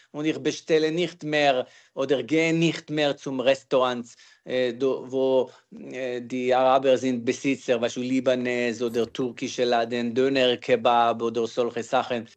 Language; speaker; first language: German; non-native, learner; Hebrew